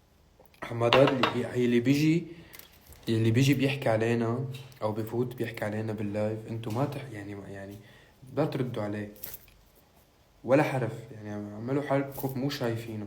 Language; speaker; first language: Arabic; native; Arabic